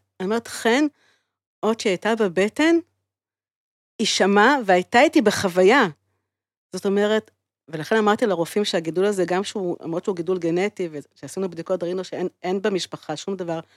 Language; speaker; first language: Hebrew; native; Hebrew